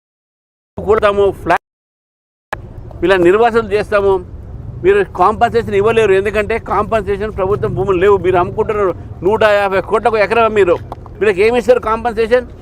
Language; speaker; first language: Telugu; native; Telugu